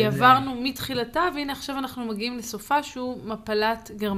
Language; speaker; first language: Hebrew; native; Hebrew